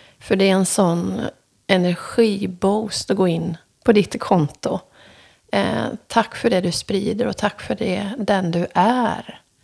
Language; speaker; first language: Swedish; native; Swedish